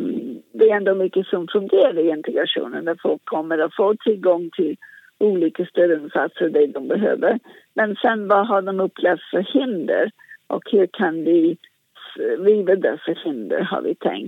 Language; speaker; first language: Swedish; non-native, fluent; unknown